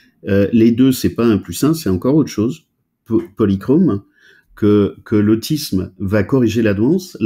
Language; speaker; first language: French; native; French